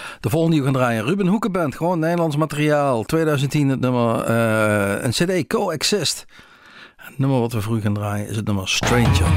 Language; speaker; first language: Dutch; native; Dutch